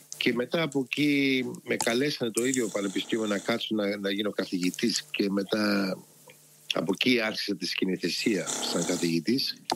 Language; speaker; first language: Greek; early bilingual, heritage; Greek